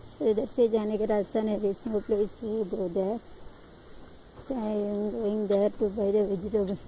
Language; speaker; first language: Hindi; non-native, local second language; Tamil